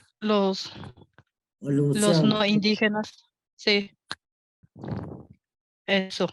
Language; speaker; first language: Spanish; non-native, local second language; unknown